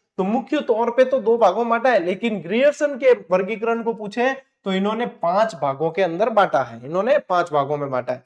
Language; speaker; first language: Hindi; native; Hindi